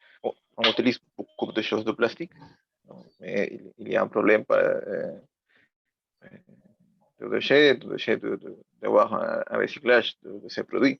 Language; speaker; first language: French; non-native, learner; Spanish